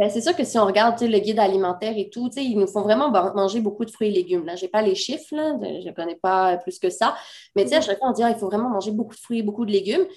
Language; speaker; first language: French; native; French